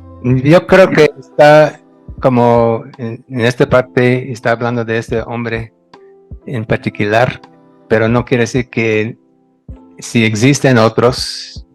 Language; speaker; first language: Spanish; non-native, fluent; English